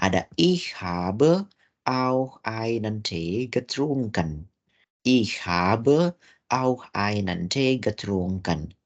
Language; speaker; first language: German; non-native, learner; Indonesian